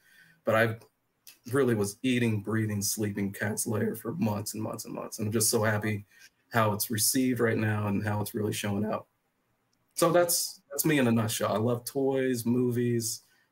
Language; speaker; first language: English; native; English